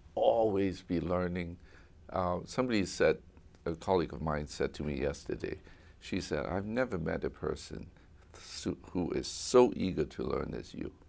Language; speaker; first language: English; non-native, local second language; Cantonese